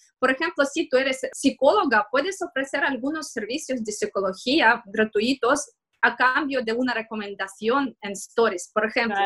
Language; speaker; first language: Spanish; non-native, fluent; Russian